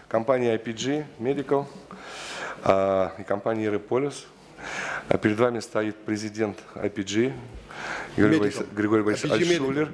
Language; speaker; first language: Russian; native; Russian